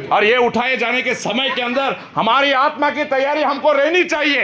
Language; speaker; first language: Hindi; non-native, local second language; Marathi